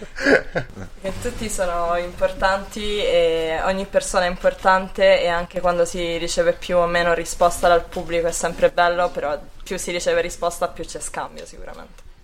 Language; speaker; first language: Italian; native; Italian